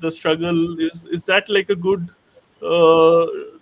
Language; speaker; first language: English; non-native, local second language; Bangla